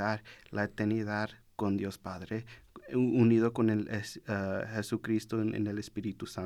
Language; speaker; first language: Spanish; early bilingual, heritage; Spanish